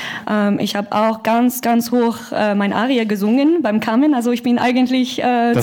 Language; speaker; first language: German; non-native, learner; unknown